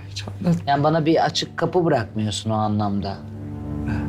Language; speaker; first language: Turkish; native; Turkish